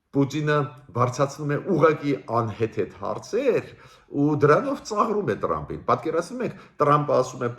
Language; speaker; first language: Armenian; native; Armenian